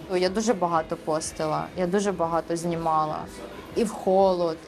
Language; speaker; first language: Ukrainian; early bilingual, other home language; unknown